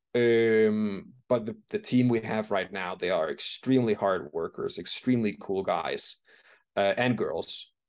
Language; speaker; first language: English; non-native, fluent; Danish